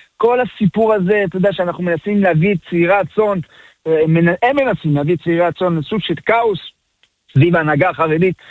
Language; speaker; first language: Hebrew; early bilingual, other home language; French